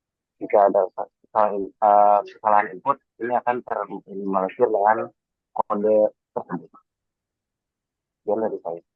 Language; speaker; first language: Indonesian; native; Indonesian